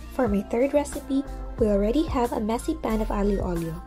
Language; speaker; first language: English; non-native, local second language; Filipino